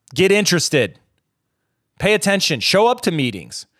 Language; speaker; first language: English; native; English